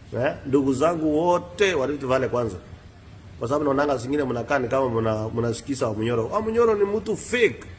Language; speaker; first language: Swahili; non-native, local second language; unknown